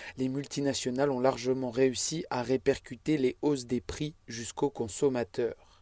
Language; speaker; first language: French; native; French